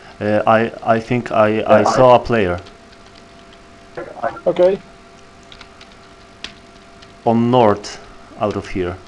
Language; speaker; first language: English; non-native, learner; Polish